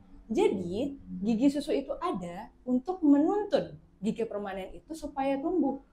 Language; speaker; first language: Indonesian; native; Indonesian